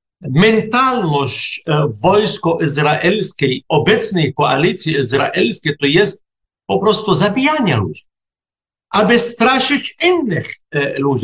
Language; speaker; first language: Polish; non-native, fluent; Arabic